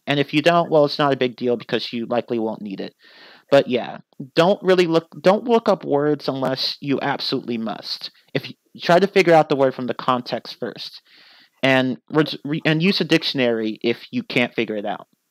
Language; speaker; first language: English; native; English